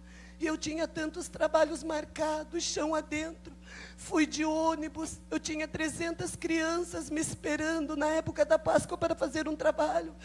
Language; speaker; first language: Portuguese; native; Portuguese